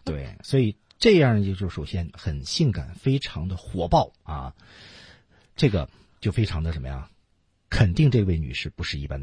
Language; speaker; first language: Chinese; native; Chinese